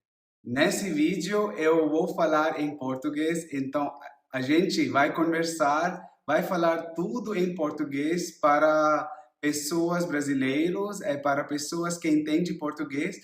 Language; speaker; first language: Portuguese; non-native, learner; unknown